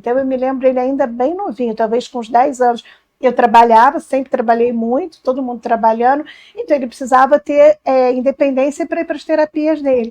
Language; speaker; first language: Portuguese; native; Portuguese